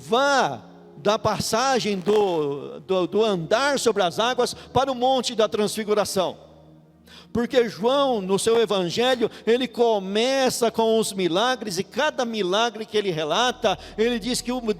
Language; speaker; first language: Portuguese; native; Portuguese